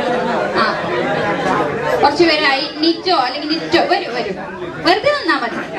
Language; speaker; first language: Malayalam; native; Malayalam